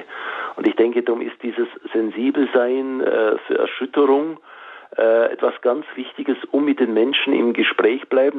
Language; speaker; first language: German; native; German